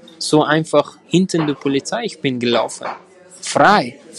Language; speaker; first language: German; non-native, learner; Persian